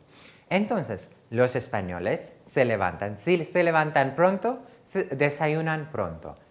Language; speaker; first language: Spanish; non-native, fluent; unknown